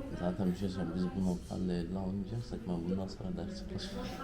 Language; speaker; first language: Turkish; native; Turkish